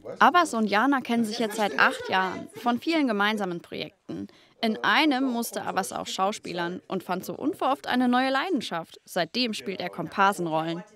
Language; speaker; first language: German; native; German